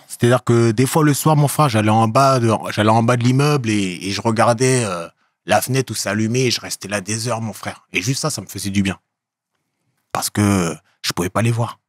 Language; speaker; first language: French; native; French